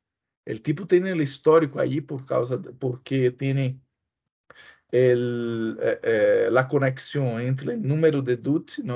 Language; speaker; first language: Spanish; non-native, fluent; Portuguese